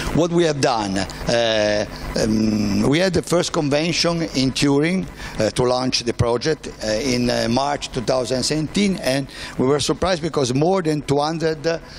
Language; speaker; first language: English; non-native, fluent; Italian